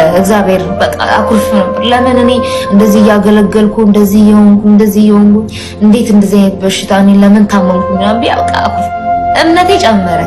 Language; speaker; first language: Amharic; native; Amharic